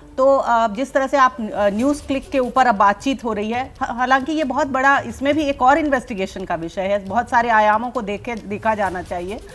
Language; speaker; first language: Hindi; native; Hindi